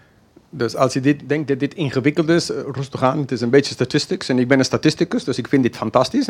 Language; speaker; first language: Dutch; non-native, fluent; English